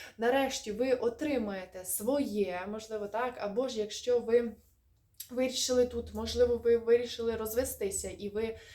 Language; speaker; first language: Ukrainian; non-native, local second language; Russian